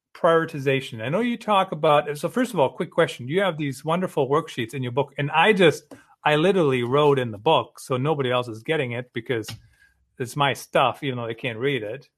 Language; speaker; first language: English; early bilingual, other home language; German